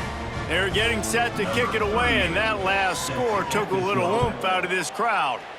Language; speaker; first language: English; native; English